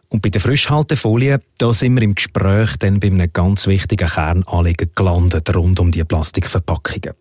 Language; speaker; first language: German; native; German